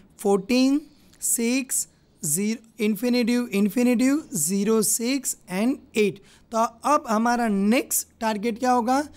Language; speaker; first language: Hindi; non-native, local second language; Gujarati